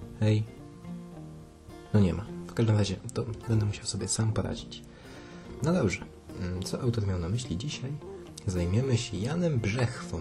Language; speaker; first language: Polish; native; Polish